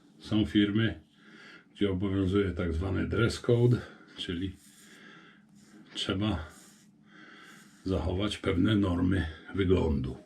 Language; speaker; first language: Polish; native; Polish